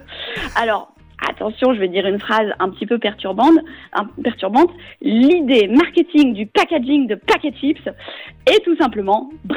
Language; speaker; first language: French; native; French